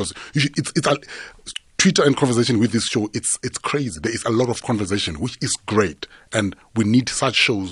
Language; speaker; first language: English; non-native, local second language; Tsonga